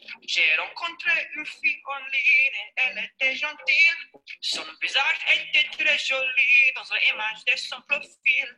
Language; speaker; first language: French; non-native, learner; English